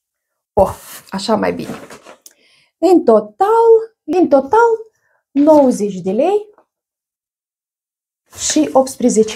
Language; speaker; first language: Romanian; non-native, learner; Russian